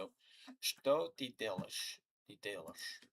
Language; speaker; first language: Russian; non-native, learner; English